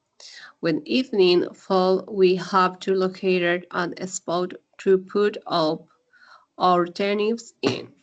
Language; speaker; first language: English; non-native, learner; Spanish